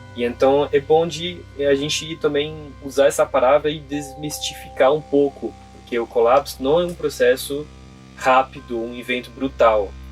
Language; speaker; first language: Portuguese; non-native, fluent; French